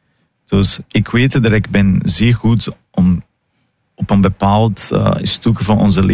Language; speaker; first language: Dutch; non-native, learner; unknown